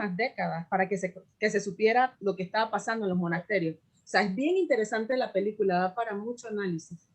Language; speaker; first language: Spanish; native; Spanish